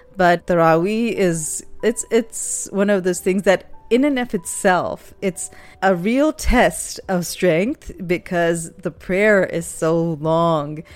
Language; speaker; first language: English; non-native, local second language; Urdu